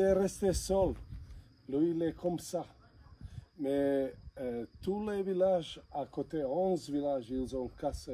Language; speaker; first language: French; non-native, learner; Bosnian